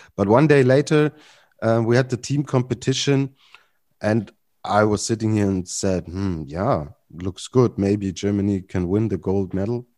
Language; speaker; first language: English; non-native, fluent; German